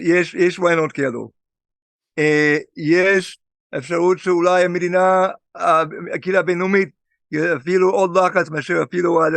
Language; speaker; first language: Hebrew; non-native, fluent; English